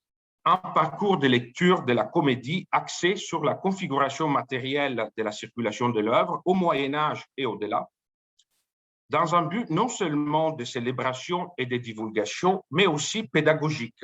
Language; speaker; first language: French; native; French